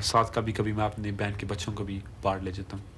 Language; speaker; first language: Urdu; early bilingual, heritage; Urdu